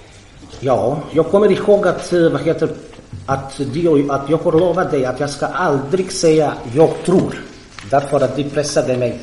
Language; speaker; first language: Swedish; non-native, fluent; Croatian